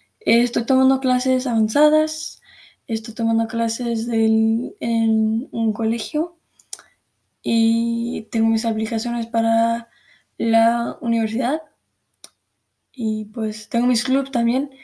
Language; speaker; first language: Spanish; early bilingual, heritage; Spanish